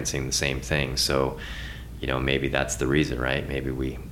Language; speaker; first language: English; native; English